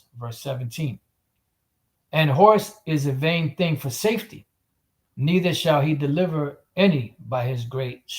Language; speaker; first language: English; native; English